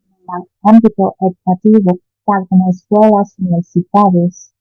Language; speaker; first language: Spanish; non-native, fluent; Chinese